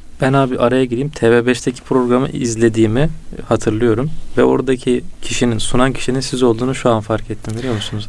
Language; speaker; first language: Turkish; native; Turkish